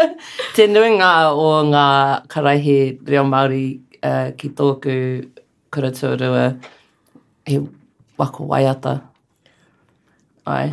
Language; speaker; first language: Māori; non-native, learner; English